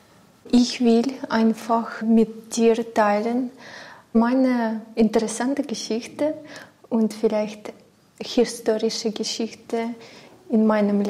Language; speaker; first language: German; non-native, learner; Ukrainian